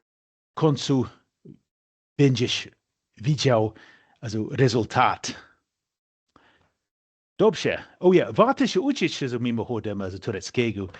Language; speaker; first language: Polish; non-native, fluent; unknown